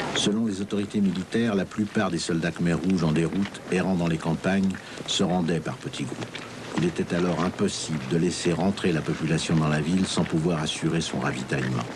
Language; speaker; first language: French; native; French